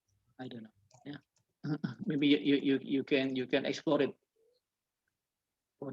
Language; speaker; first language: English; non-native, learner; Indonesian